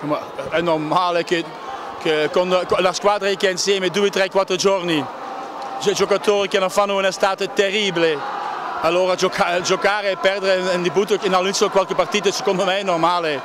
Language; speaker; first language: Italian; non-native, learner; Dutch